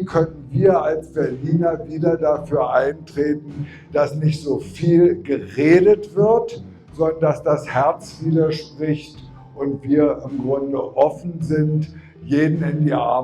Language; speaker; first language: German; native; German